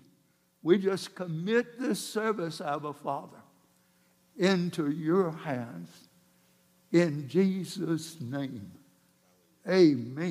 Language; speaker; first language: English; native; English